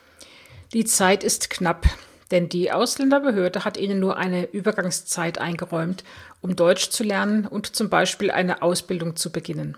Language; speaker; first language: German; native; German